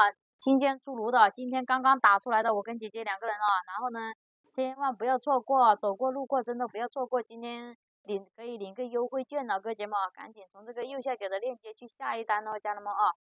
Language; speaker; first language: Chinese; native; Chinese